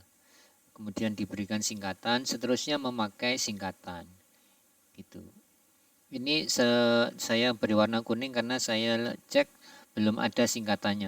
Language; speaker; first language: Indonesian; native; Indonesian